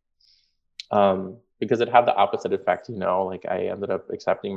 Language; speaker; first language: English; native; English